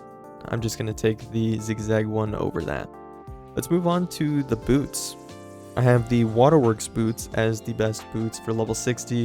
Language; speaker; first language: English; native; English